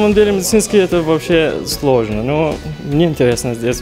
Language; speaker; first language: Russian; non-native, learner; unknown